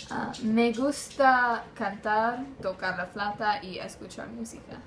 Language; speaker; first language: Spanish; non-native, learner; English